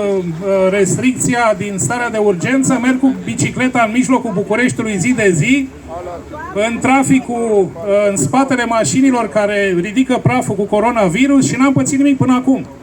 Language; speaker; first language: Romanian; native; Romanian